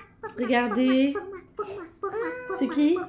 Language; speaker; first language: French; native; French